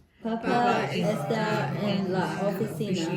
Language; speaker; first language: Spanish; non-native, learner; English